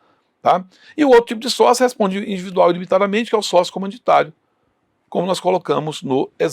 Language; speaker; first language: Portuguese; native; Portuguese